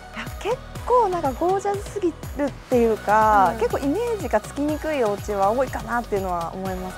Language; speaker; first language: Japanese; native; Japanese